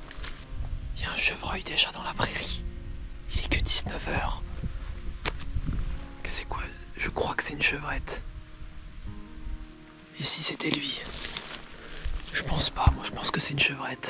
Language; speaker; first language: French; native; French